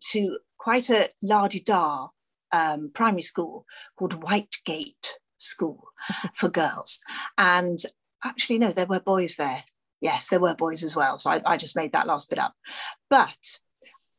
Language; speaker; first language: English; native; English